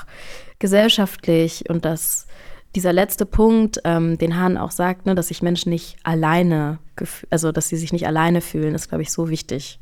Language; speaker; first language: German; native; German